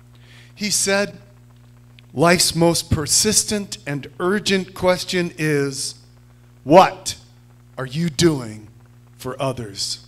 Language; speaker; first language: English; native; English